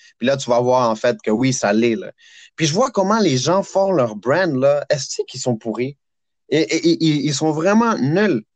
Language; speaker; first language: French; native; French